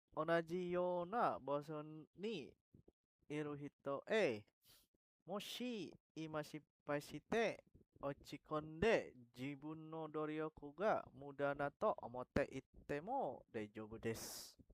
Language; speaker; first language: Japanese; non-native, learner; Indonesian